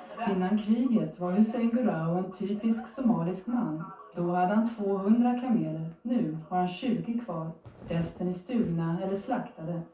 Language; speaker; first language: Swedish; native; Swedish